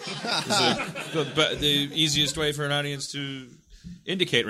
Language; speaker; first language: English; native; English